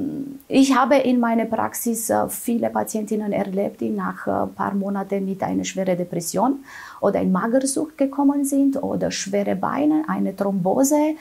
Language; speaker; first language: German; non-native, fluent; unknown